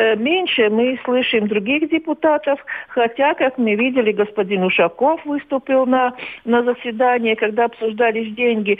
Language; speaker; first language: Russian; non-native, local second language; Latvian